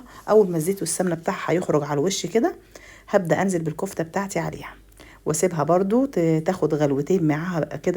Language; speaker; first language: Arabic; native; Arabic